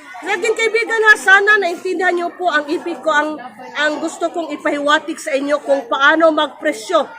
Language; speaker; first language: Filipino; native; Filipino